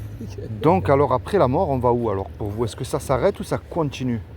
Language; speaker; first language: French; native; French